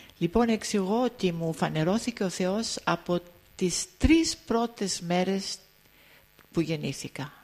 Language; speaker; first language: Greek; early bilingual, heritage; Greek